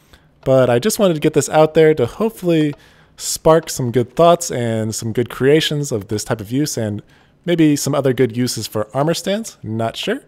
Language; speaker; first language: English; native; English